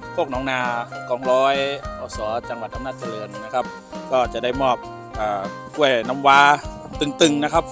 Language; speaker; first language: Thai; non-native, local second language; Northeastern Thai